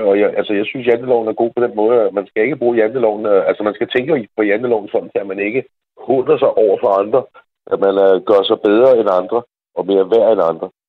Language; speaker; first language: Danish; non-native, fluent; Dutch